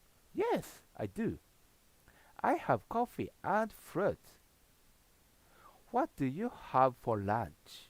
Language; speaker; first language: English; non-native, learner; Japanese